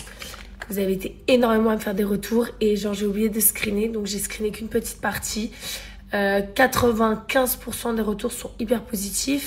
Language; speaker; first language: French; native; French